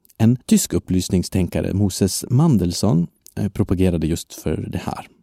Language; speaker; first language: Swedish; non-native, fluent; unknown